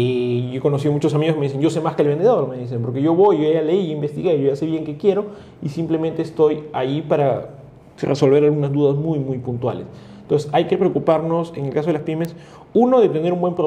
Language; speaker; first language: Spanish; native; Spanish